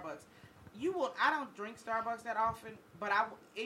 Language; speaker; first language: English; native; English